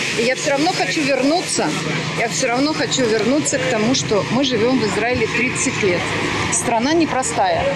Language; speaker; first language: Russian; native; Russian